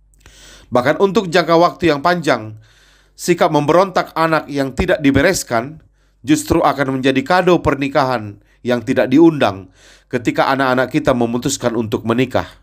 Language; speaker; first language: Indonesian; native; Indonesian